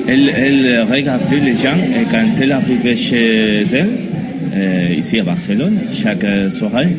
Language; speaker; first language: French; non-native, learner; Spanish